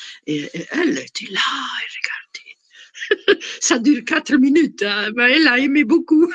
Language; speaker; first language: French; non-native, fluent; Italian